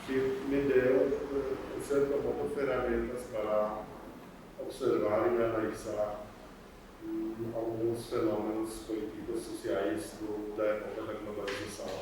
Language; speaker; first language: Portuguese; non-native, fluent; Polish